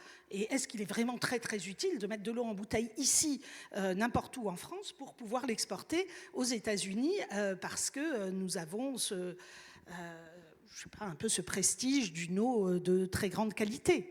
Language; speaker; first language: French; native; French